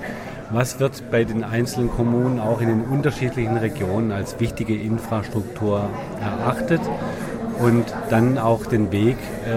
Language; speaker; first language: German; native; German